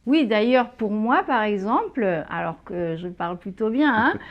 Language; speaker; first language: French; non-native, fluent; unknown